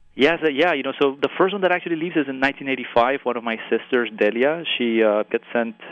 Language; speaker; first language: English; early bilingual, other home language; Spanish